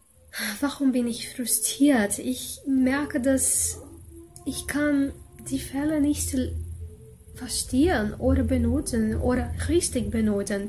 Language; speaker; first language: German; non-native, learner; Portuguese